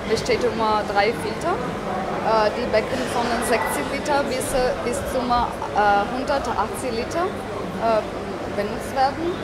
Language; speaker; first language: German; non-native, fluent; Italian